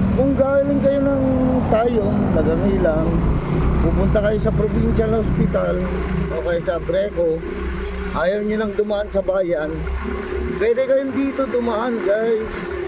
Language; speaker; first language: Filipino; non-native, local second language; Iloko